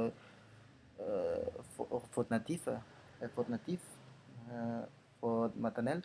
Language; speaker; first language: French; non-native, learner; Indonesian